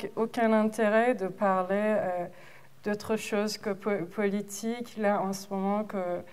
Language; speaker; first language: French; non-native, fluent; Persian